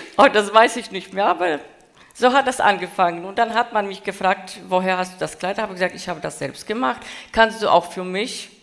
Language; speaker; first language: German; non-native, fluent; Polish